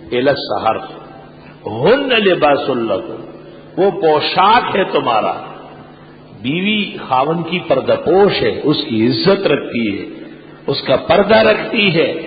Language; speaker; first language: Urdu; non-native, local second language; Pashto